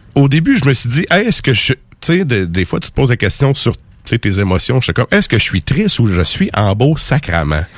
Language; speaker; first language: French; native; French